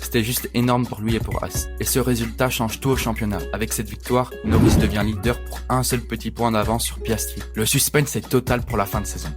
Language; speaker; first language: French; native; French